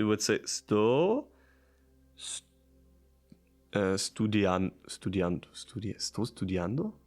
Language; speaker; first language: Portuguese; non-native, learner; German